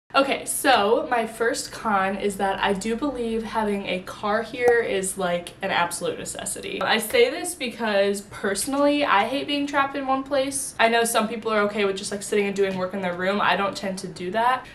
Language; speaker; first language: English; native; English